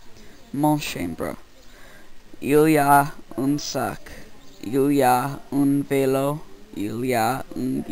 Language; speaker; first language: French; non-native, learner; English